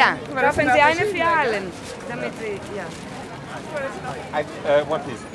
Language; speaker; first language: German; non-native, fluent; Greek